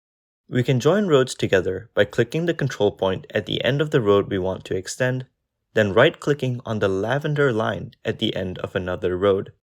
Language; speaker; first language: English; native; English